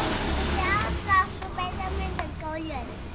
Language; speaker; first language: Chinese; early bilingual, heritage; Chinese